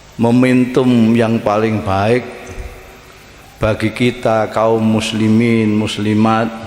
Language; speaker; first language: Indonesian; non-native, local second language; Javanese